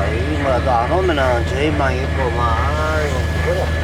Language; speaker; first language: Korean; native; Korean